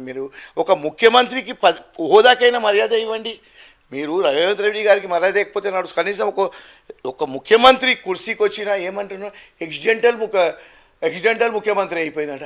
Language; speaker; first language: Telugu; non-native, local second language; Gujarati